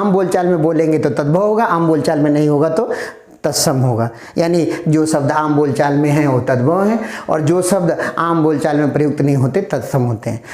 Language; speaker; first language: Hindi; native; Hindi